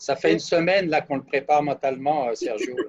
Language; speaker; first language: French; native; French